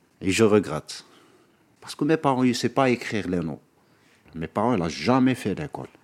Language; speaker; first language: French; non-native, local second language; Arabic